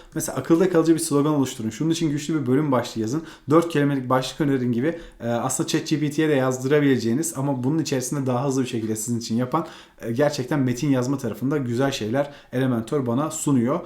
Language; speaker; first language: Turkish; native; Turkish